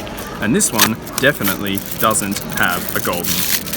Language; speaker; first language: English; native; English